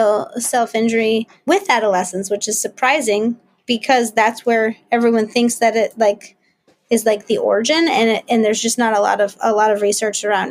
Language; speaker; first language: English; native; English